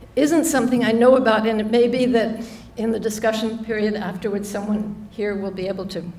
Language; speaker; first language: English; native; English